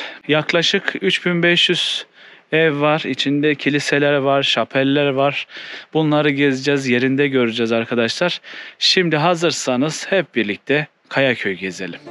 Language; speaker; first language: Turkish; native; Turkish